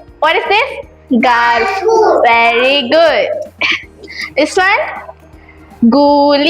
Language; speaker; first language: English; non-native, local second language; Malay